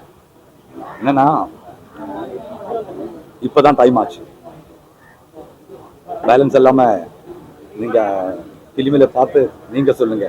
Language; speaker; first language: Tamil; non-native, learner; Malayalam